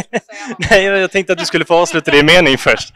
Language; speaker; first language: Swedish; native; Swedish